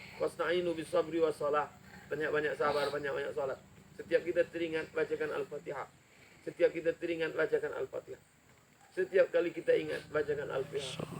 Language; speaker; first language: Indonesian; native; Indonesian